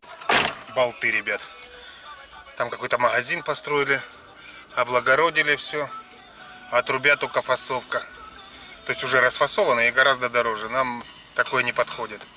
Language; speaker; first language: Russian; native; Russian